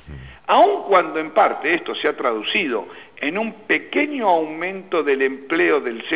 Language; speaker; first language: Spanish; native; Spanish